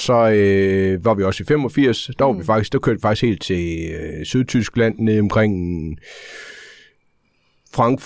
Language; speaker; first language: Danish; native; Danish